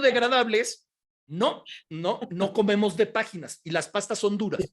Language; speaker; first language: Spanish; native; Spanish